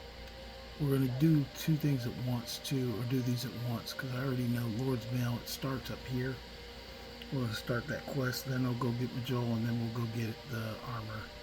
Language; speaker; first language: English; native; English